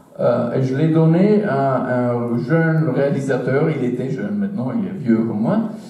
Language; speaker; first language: French; non-native, fluent; Italian